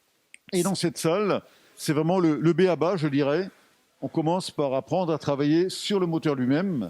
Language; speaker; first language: French; native; French